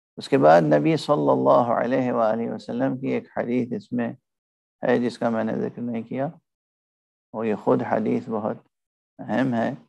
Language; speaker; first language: Urdu; native; Urdu